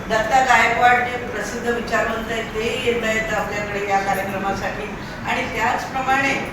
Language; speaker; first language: Marathi; native; Marathi